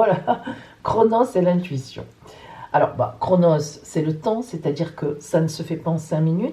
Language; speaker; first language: French; native; French